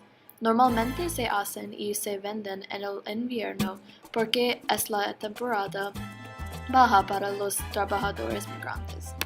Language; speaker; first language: Spanish; non-native, learner; English